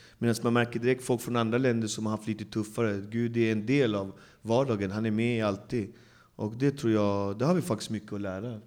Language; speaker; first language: Swedish; native; Swedish